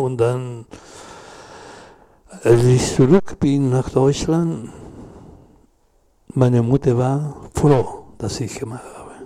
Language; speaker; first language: German; non-native, learner; Spanish